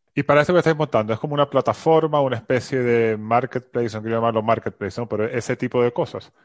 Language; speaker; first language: Spanish; native; Spanish